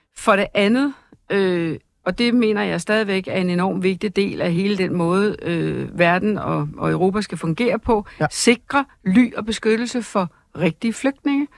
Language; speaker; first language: Danish; native; Danish